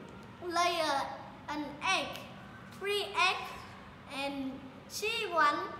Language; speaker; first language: English; non-native, learner; Vietnamese